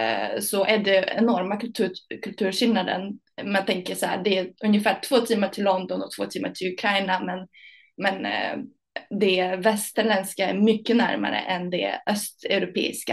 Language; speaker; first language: Swedish; early bilingual, other home language; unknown